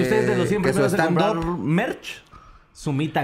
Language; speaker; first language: Spanish; native; Spanish